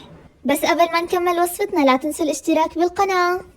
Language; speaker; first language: Arabic; native; Arabic